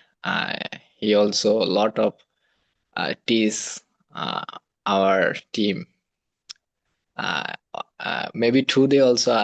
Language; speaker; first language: English; non-native, learner; Bangla